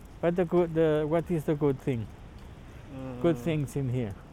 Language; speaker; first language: English; non-native, learner; Spanish